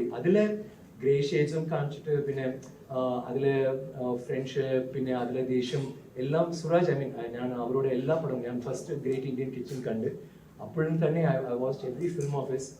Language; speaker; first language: Malayalam; non-native, learner; Tamil